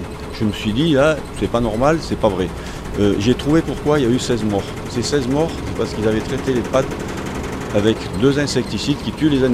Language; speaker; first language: French; native; French